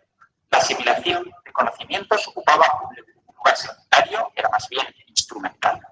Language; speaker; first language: Spanish; native; Spanish